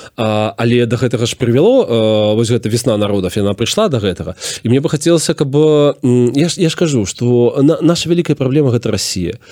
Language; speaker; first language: Belarusian; non-native, local second language; Russian